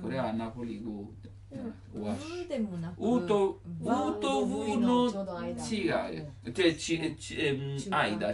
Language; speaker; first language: Japanese; non-native, learner; Italian